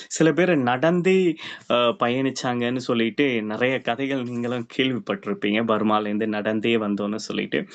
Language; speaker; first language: Tamil; early bilingual, heritage; Tamil